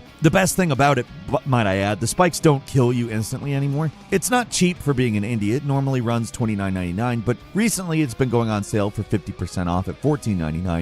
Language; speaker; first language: English; native; English